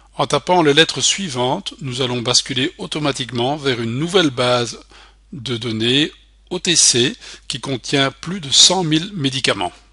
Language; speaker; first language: French; native; French